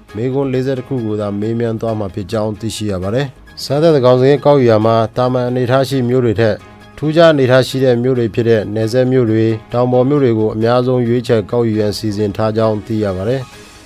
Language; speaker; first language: Burmese; non-native, local second language; Rohingya